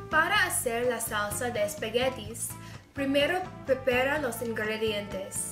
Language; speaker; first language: Spanish; non-native, learner; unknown